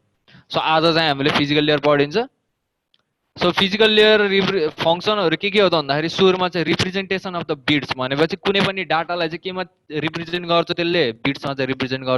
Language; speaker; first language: Nepali; native; Nepali